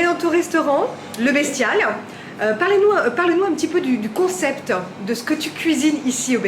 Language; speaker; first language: French; native; French